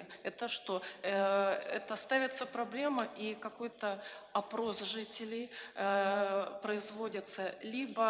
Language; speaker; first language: Russian; native; Russian